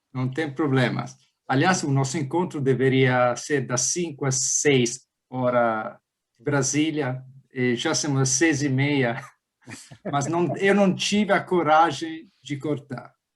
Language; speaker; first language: Portuguese; non-native, fluent; Italian